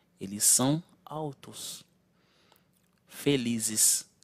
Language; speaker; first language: Portuguese; non-native, fluent; Haitian Creole